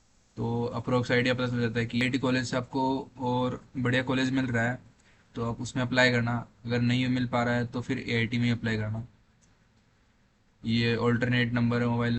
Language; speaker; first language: Hindi; native; Hindi